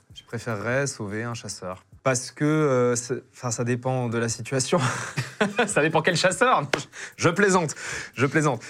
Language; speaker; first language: French; native; French